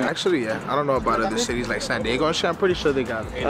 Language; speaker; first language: English; early bilingual, other home language; Spanish